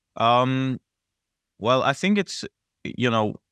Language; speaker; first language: English; non-native, local second language; Kinyarwanda